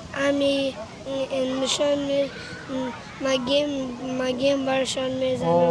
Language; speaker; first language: Persian; early bilingual, heritage; Persian